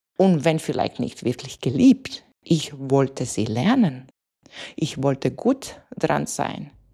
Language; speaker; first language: German; non-native, fluent; Latvian